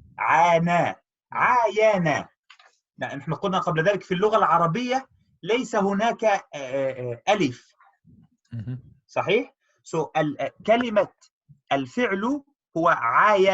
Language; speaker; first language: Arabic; non-native, fluent; English